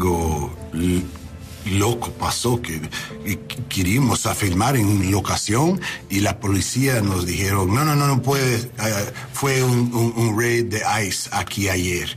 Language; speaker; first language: Spanish; non-native, learner; English